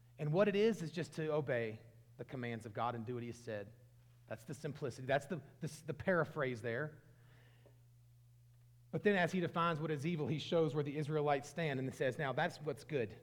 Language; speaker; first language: English; native; English